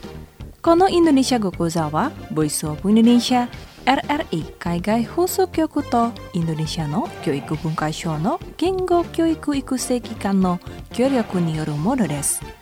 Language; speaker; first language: Japanese; non-native, fluent; Indonesian